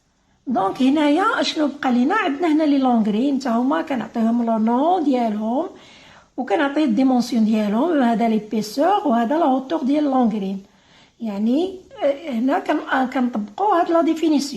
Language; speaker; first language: Arabic; native; Arabic